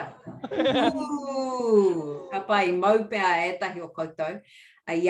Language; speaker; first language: Māori; non-native, local second language; English